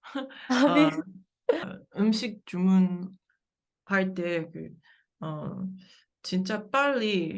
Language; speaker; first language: Korean; non-native, learner; English